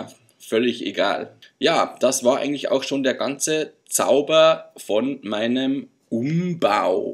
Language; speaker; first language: German; native; German